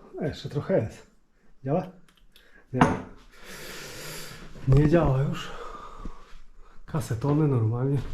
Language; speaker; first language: Polish; native; Polish